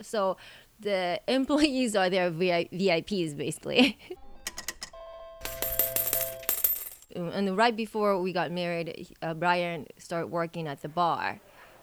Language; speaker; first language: English; non-native, fluent; Japanese